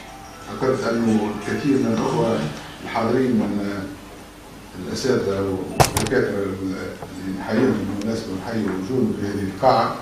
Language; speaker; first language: Arabic; native; Arabic